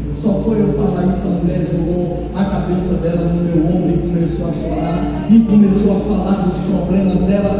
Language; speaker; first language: Portuguese; native; Portuguese